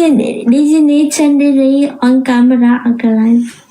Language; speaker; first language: Indonesian; non-native, learner; Vietnamese